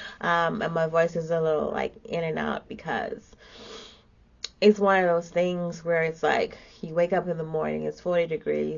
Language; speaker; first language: English; native; English